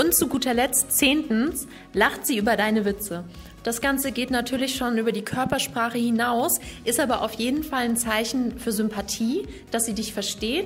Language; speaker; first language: German; native; German